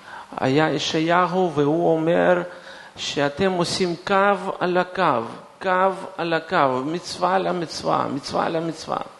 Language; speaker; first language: Hebrew; non-native, fluent; Russian